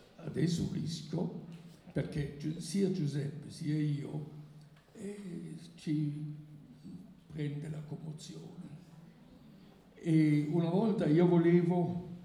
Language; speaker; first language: Italian; non-native, fluent; German